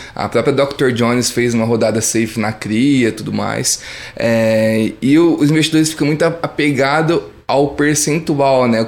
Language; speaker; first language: Portuguese; native; Portuguese